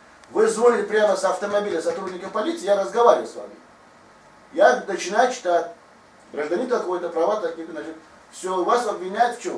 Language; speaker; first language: Russian; non-native, fluent; Tajik